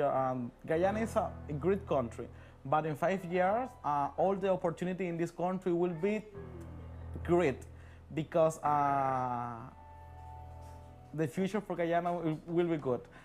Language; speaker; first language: English; non-native, learner; Spanish